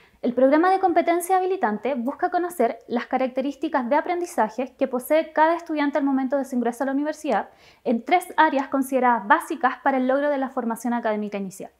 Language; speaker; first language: Spanish; native; Spanish